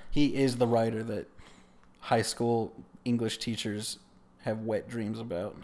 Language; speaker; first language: English; native; English